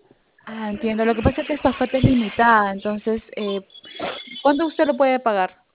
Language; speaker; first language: Spanish; native; Spanish